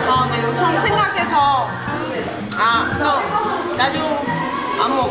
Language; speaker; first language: Korean; non-native, learner; Portuguese